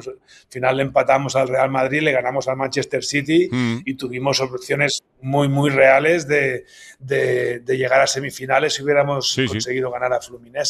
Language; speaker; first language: Spanish; native; Spanish